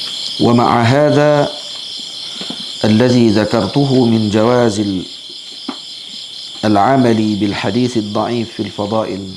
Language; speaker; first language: Arabic; non-native, fluent; Malay